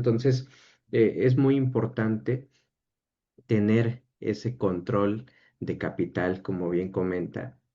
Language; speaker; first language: Spanish; native; Spanish